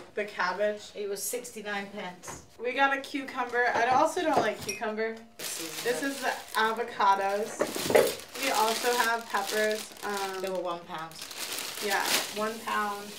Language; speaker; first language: English; native; English